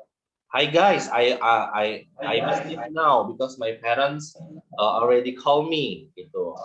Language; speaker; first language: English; non-native, learner; Indonesian